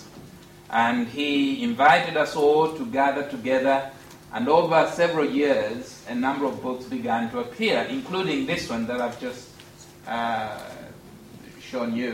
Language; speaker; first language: English; non-native, local second language; Bemba